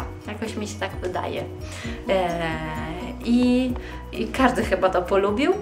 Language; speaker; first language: Polish; early bilingual, heritage; Polish